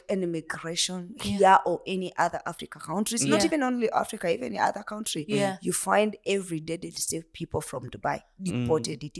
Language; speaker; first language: English; non-native, local second language; Kinyarwanda